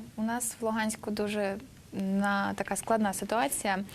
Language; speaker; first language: Ukrainian; native; Ukrainian